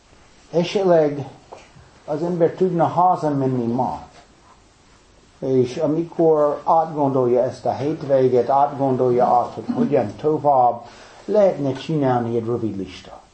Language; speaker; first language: Hungarian; non-native, fluent; English